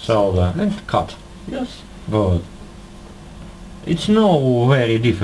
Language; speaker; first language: English; non-native, learner; Russian